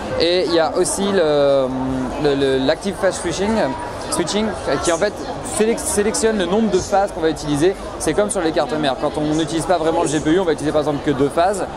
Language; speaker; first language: French; native; French